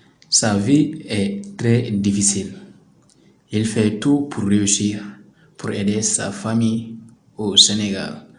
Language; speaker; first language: French; non-native, learner; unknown